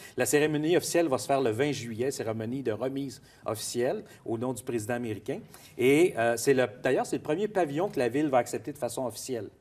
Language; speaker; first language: French; native; French